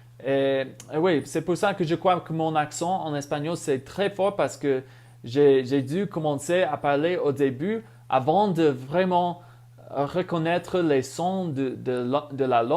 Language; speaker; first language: French; non-native, fluent; English